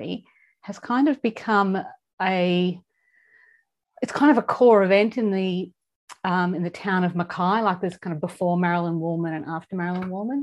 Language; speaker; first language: English; native; English